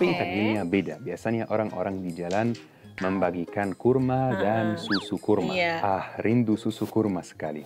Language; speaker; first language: Indonesian; non-native, fluent; Arabic